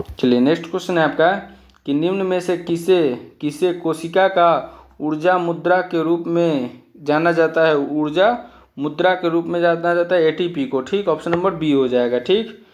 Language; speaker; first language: Hindi; native; Hindi